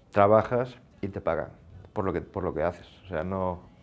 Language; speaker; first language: Spanish; native; Spanish